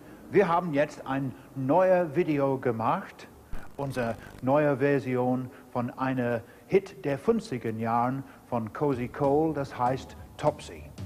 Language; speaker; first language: German; non-native, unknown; English